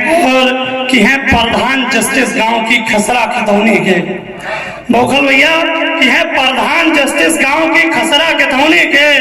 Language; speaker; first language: Hindi; native; Hindi